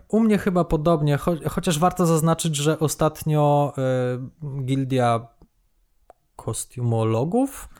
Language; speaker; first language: Polish; native; Polish